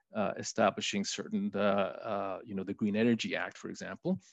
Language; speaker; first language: English; non-native, fluent; Spanish